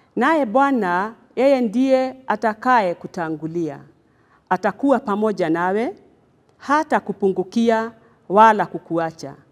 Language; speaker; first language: Swahili; non-native, local second language; Kikuyu